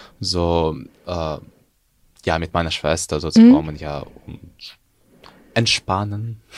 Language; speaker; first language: German; non-native, learner; Ukrainian